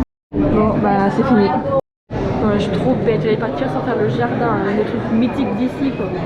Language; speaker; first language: French; native; French